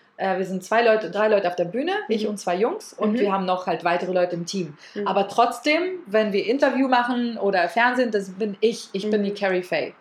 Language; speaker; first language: German; early bilingual, other home language; Ukrainian